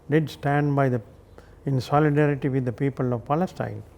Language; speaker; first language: English; non-native, local second language; Sinhala